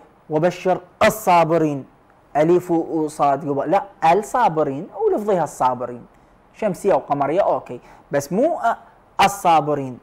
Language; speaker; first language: Arabic; native; Arabic